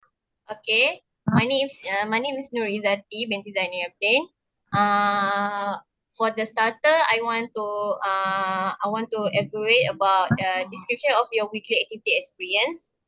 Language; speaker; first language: English; non-native, local second language; Malay